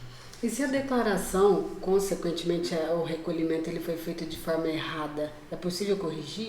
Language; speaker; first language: Portuguese; native; Portuguese